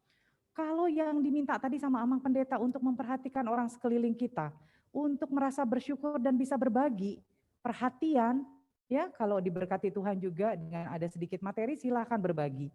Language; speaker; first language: Indonesian; native; Indonesian